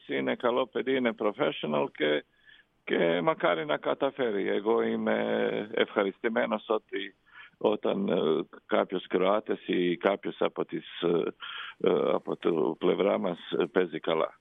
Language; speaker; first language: Greek; non-native, learner; Croatian